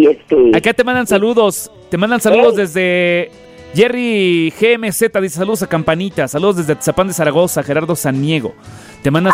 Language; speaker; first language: Spanish; native; Spanish